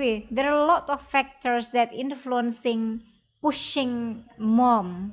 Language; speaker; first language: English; non-native, fluent; Indonesian